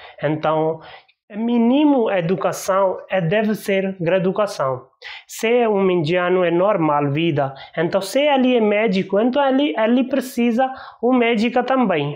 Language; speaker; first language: Portuguese; non-native, learner; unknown